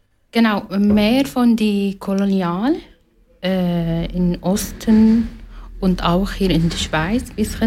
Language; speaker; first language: German; non-native, learner; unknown